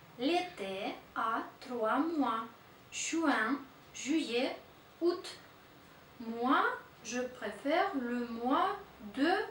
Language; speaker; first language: French; non-native, fluent; Russian